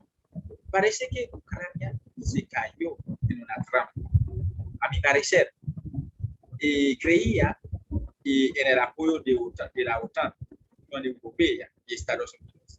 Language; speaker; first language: Spanish; non-native, fluent; French